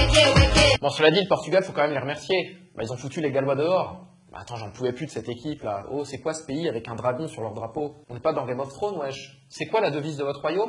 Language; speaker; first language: French; native; French